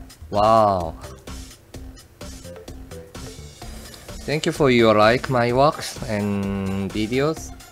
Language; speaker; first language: English; non-native, learner; Korean